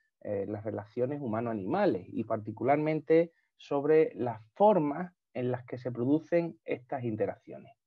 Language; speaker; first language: Spanish; native; Spanish